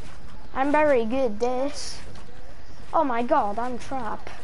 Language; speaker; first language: English; non-native, learner; Portuguese